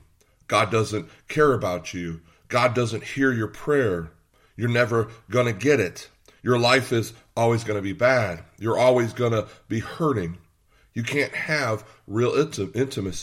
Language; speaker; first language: English; native; English